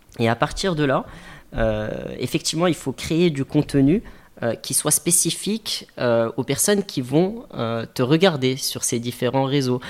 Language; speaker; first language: French; native; French